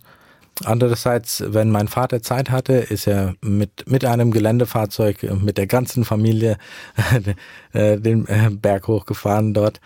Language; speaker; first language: German; early bilingual, heritage; German